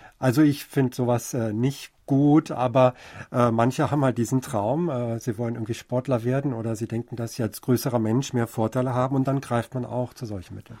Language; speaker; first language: German; native; German